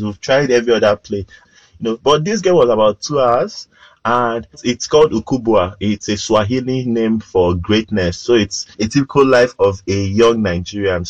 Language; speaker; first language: English; non-native, local second language; Igbo